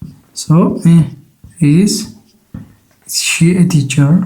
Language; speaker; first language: English; non-native, local second language; Oromo